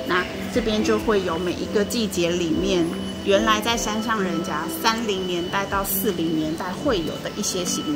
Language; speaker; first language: Chinese; native; Chinese